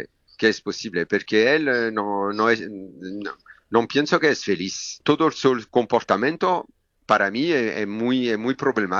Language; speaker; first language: Spanish; non-native, learner; French